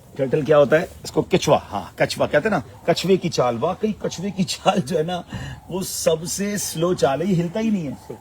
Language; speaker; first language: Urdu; native; Urdu